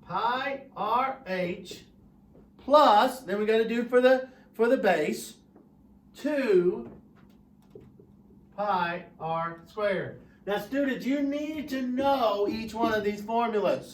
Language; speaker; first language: English; native; English